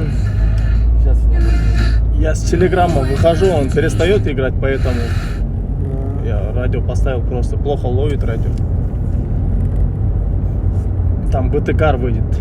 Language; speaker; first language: Russian; non-native, local second language; Kyrgyz